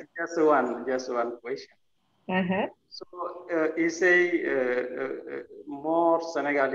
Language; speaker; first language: English; non-native, learner; French